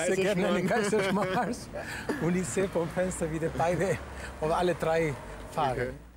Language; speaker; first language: German; non-native, fluent; Spanish